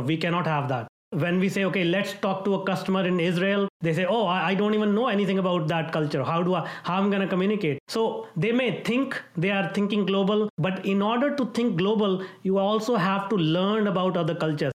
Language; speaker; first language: English; non-native, local second language; Hindi